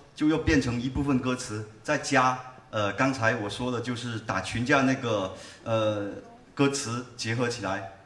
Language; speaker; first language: Chinese; native; Chinese